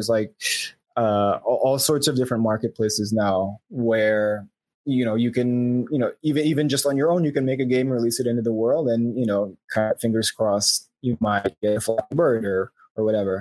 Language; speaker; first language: English; non-native, local second language; Filipino